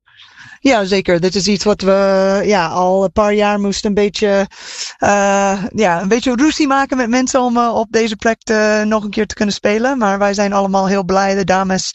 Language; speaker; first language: Dutch; non-native, fluent; English